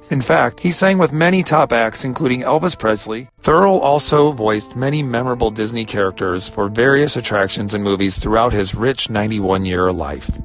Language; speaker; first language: English; native; English